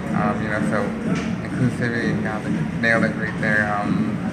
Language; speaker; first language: English; native; English